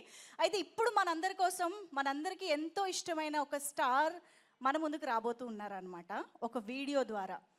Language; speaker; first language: Telugu; native; Telugu